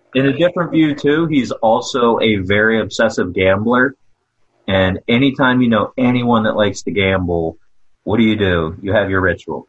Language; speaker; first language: English; native; English